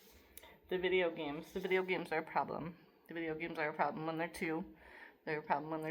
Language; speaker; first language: English; native; English